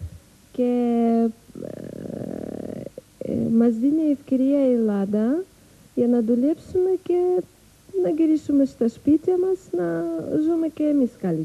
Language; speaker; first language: Greek; non-native, learner; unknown